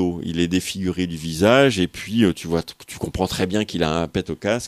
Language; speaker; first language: French; native; French